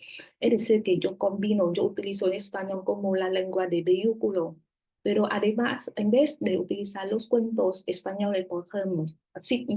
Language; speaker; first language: Spanish; non-native, fluent; Vietnamese